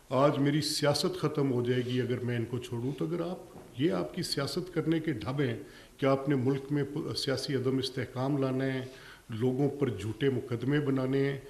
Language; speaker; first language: Urdu; non-native, local second language; Punjabi